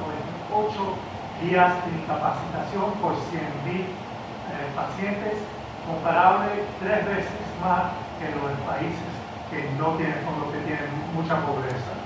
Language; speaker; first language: Spanish; early bilingual, heritage; Spanish